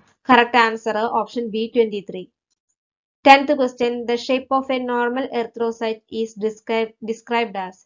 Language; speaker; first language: English; non-native, local second language; Malayalam